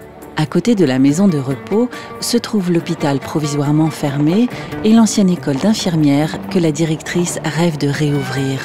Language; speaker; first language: French; native; French